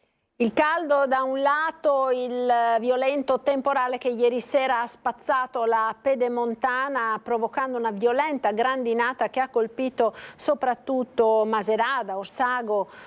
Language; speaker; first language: Italian; native; Italian